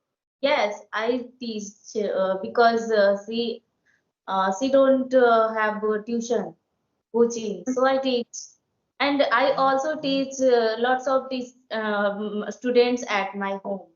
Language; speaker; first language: English; non-native, learner; Hindi